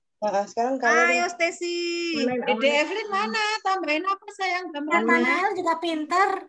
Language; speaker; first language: Indonesian; native; Indonesian